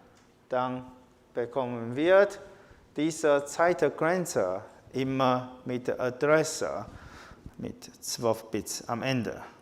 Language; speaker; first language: German; non-native, learner; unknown